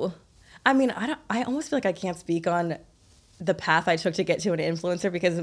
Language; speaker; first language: English; native; English